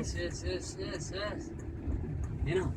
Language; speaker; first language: English; non-native, learner; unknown